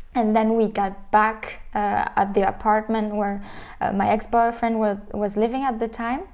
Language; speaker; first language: English; non-native, fluent; French